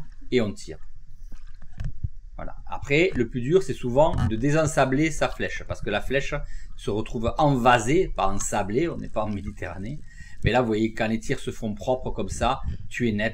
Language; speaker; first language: French; native; French